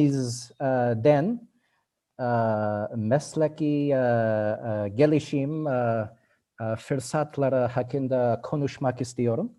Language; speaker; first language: Turkish; non-native, learner; English